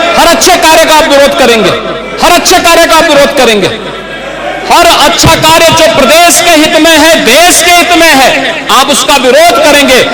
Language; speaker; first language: Hindi; native; Hindi